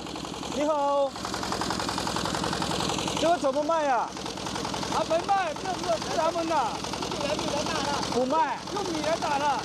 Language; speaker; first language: Chinese; non-native, learner; Korean